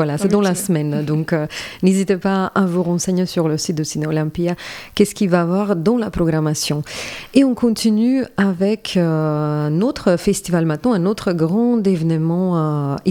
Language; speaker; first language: French; native; French